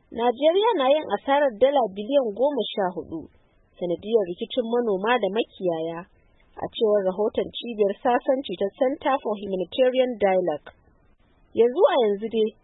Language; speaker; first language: Hausa; native; Hausa